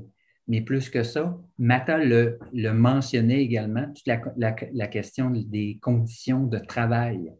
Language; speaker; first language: French; native; French